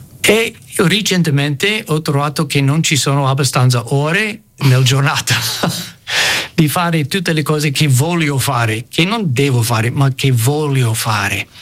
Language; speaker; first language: Italian; non-native, fluent; English